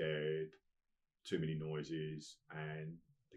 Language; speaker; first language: English; native; English